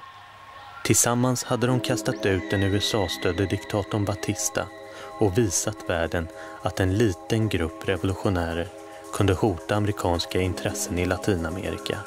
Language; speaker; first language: Swedish; native; Swedish